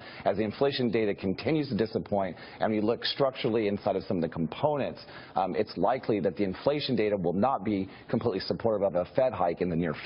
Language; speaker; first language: English; native; English